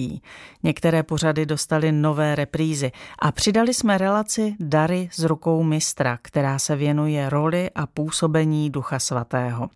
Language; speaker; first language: Czech; native; Czech